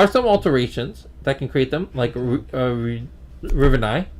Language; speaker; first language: English; native; English